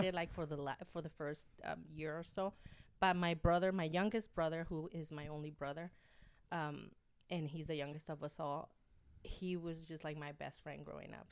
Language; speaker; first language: English; non-native, fluent; Spanish